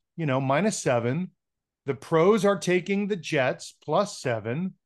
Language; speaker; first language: English; native; English